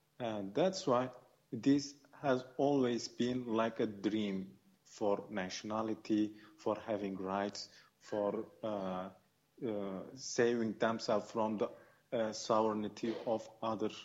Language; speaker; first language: English; non-native, fluent; Kurdish